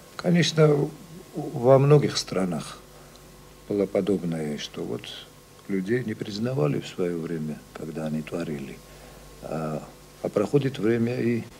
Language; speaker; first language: Russian; non-native, local second language; Georgian